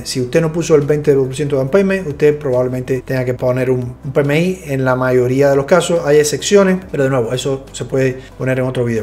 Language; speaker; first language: Spanish; native; Spanish